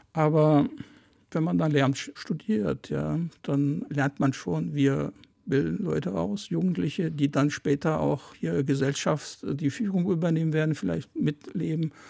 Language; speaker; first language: German; early bilingual, other home language; Turkish